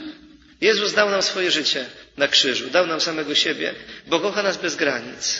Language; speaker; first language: Polish; native; Polish